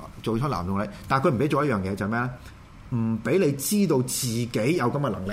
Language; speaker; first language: Cantonese; native; Cantonese